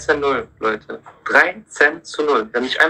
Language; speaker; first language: German; native; German